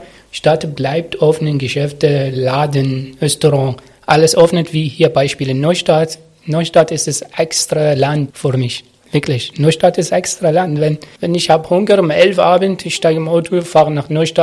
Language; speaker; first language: German; non-native, learner; Arabic